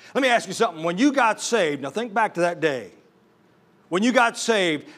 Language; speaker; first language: English; native; English